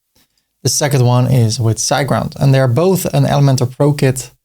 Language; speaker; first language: English; non-native, fluent; Dutch